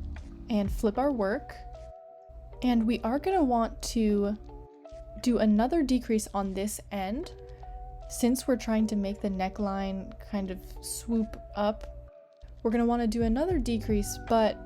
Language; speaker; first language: English; native; English